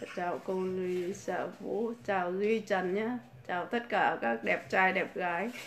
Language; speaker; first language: Vietnamese; native; Vietnamese